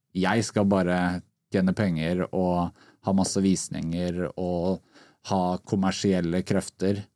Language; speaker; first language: Norwegian; native; Norwegian